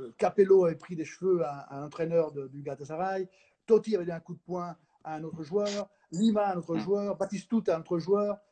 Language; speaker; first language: French; non-native, fluent; Spanish